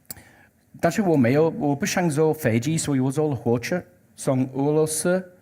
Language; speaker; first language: Chinese; non-native, learner; English